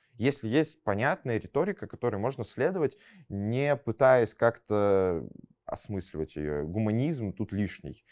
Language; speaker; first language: Russian; native; Russian